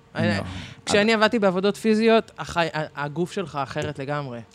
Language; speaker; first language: Hebrew; early bilingual, other home language; Arabic